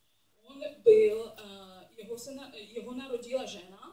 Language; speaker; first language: Czech; non-native, learner; English